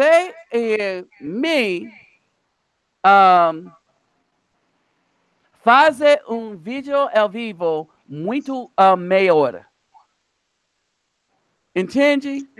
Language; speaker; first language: Portuguese; non-native, learner; English